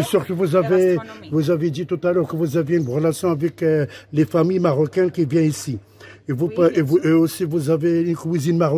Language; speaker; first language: French; non-native, local second language; Arabic